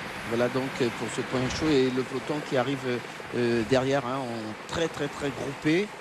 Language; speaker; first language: French; native; French